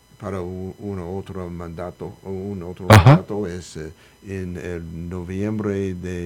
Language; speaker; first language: Spanish; non-native, learner; English